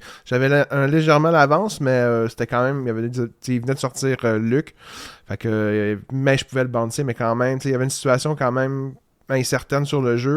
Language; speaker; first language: French; native; French